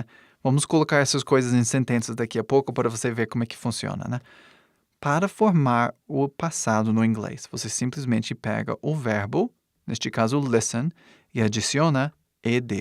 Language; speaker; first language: Portuguese; non-native, fluent; English